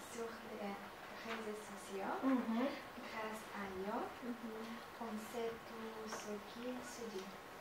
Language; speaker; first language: French; non-native, learner; Russian